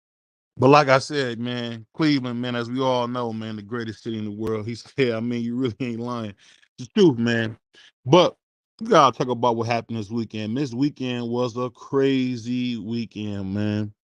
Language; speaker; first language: English; native; English